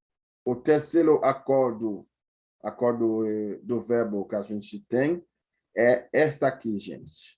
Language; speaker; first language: Portuguese; non-native, fluent; Haitian Creole